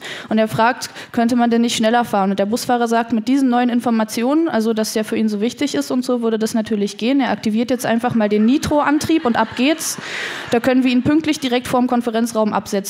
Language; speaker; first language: German; native; German